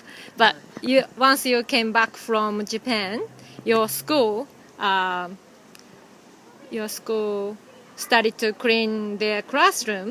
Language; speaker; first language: English; non-native, fluent; Japanese